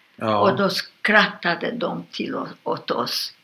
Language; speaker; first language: Swedish; non-native, fluent; Romanian